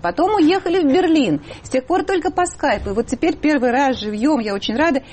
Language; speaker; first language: Russian; native; Russian